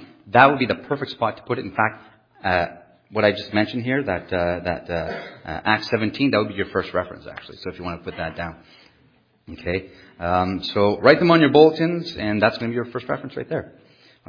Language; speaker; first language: English; non-native, fluent; French